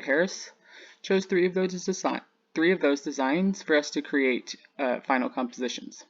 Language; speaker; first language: English; native; English